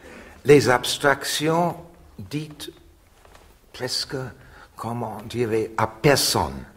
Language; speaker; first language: French; non-native, fluent; English